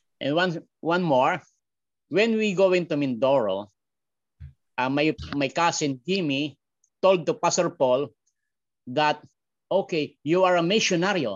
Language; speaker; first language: English; non-native, learner; Filipino